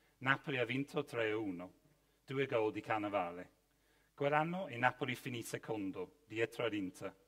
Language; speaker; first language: Italian; non-native, fluent; English